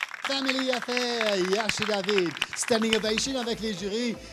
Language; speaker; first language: French; non-native, local second language; Morisyen